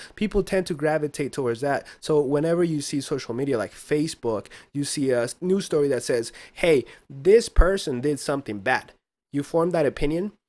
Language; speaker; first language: English; early bilingual, other home language; Spanish